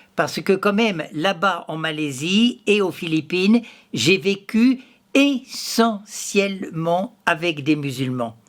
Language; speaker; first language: French; native; French